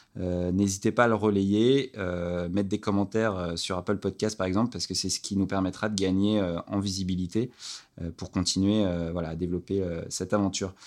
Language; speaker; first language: French; native; French